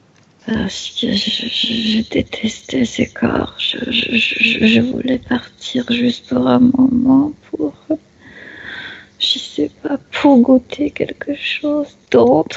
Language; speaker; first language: French; non-native, fluent; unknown